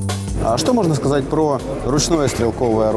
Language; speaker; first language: Russian; native; Russian